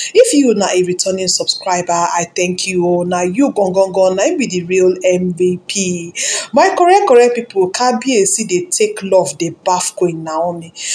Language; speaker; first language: Nigerian Pidgin; non-native, local second language; Yoruba